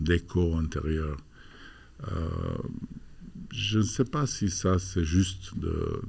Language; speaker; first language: French; non-native, fluent; Albanian